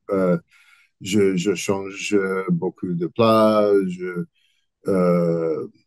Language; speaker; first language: French; non-native, learner; English